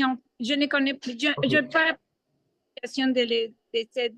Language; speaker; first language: French; non-native, learner; Spanish